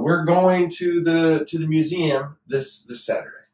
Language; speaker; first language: English; native; English